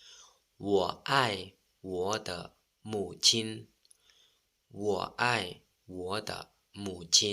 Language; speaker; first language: Chinese; non-native, fluent; Lao